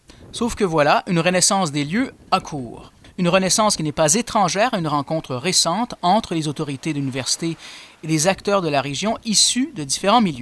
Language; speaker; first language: French; native; French